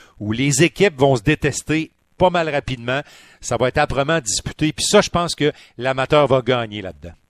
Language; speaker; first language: French; native; French